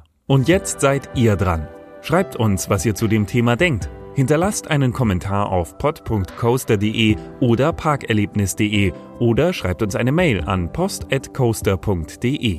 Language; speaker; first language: German; native; German